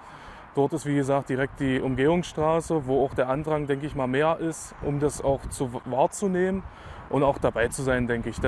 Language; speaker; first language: German; native; German